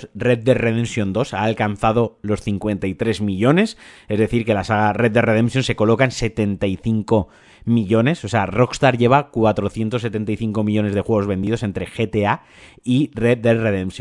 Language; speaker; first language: Spanish; native; Spanish